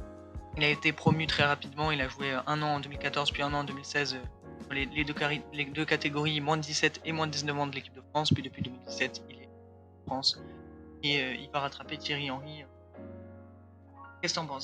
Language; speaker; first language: French; native; French